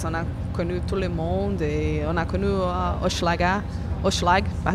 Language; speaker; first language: French; non-native, fluent; Portuguese